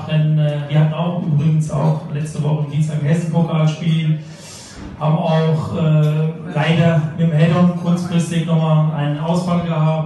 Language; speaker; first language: German; native; German